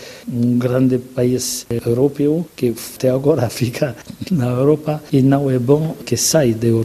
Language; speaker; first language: Portuguese; non-native, fluent; French